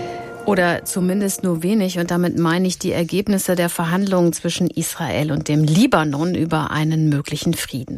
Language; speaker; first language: German; native; German